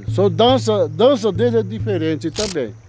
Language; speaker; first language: Portuguese; non-native, local second language; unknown